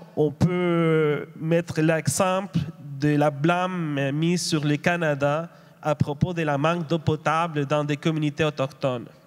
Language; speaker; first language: French; non-native, fluent; Spanish